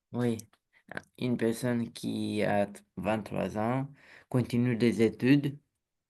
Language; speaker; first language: French; non-native, learner; Romanian